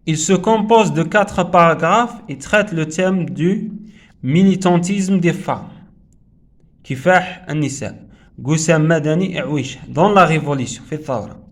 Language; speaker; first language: French; non-native, local second language; Arabic